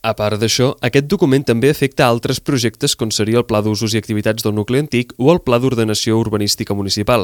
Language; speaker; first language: Catalan; native; Catalan